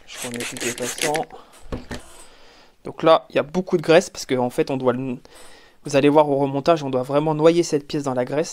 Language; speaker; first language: French; native; French